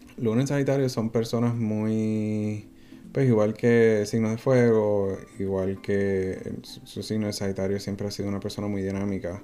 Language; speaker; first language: Spanish; native; Spanish